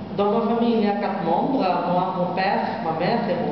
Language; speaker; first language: French; non-native, learner; Bangla